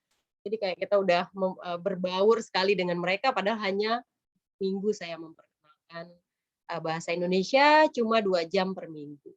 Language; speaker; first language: Indonesian; native; Indonesian